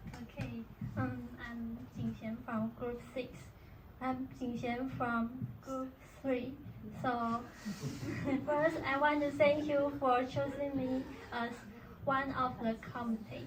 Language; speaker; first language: English; non-native, learner; Chinese